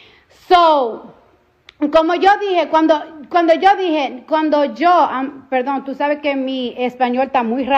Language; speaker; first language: Spanish; early bilingual, heritage; English